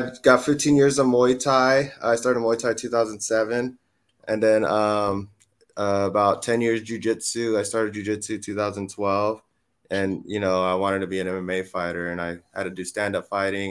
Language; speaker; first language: English; native; English